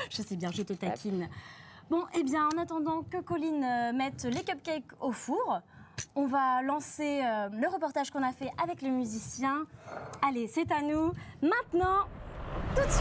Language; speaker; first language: French; native; French